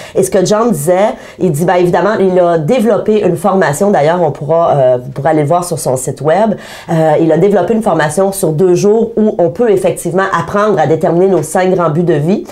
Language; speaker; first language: French; native; French